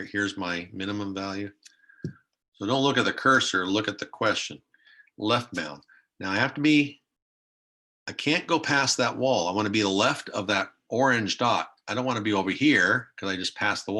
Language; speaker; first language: English; native; English